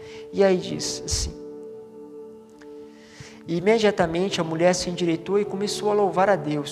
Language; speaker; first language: Portuguese; native; Portuguese